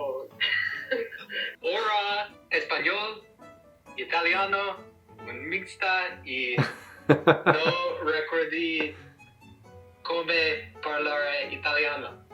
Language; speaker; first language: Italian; non-native, learner; English